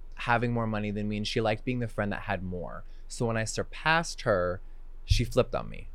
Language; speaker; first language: English; native; English